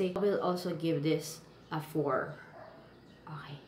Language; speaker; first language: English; non-native, local second language; Filipino